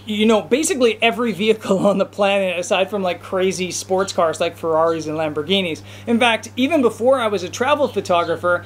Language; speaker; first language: English; native; English